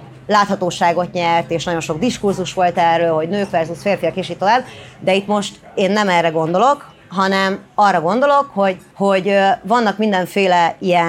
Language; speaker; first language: Hungarian; native; Hungarian